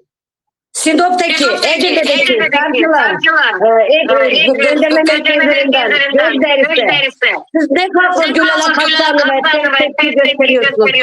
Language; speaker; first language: Turkish; non-native, learner; Turkmen